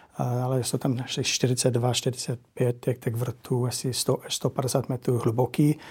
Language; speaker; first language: Czech; non-native, fluent; English